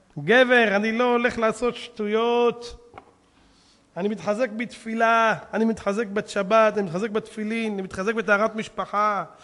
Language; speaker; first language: Hebrew; native; Hebrew